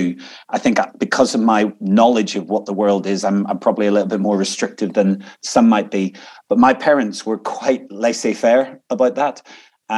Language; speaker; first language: English; native; English